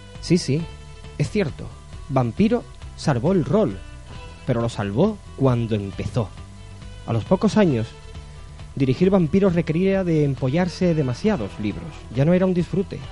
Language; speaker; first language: Spanish; native; Spanish